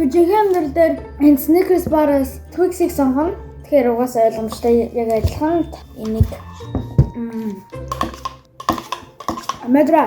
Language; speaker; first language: Mongolian; early bilingual, heritage; Mongolian